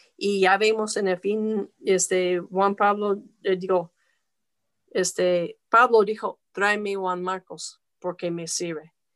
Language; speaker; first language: Spanish; non-native, fluent; English